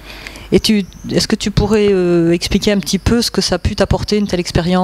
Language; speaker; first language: French; native; French